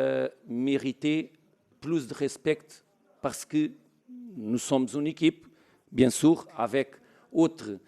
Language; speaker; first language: French; non-native, learner; Portuguese